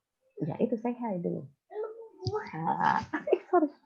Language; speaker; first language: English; non-native, fluent; Indonesian